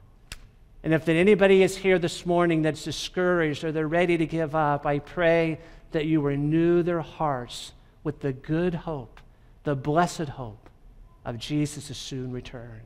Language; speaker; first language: English; native; English